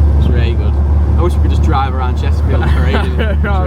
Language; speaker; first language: English; native; English